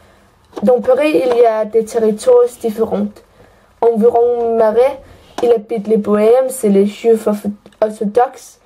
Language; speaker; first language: French; non-native, learner; Danish